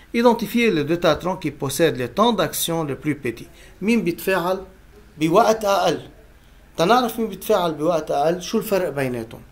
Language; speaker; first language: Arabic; native; Arabic